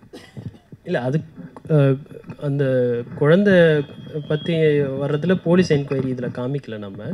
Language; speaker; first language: Tamil; native; Tamil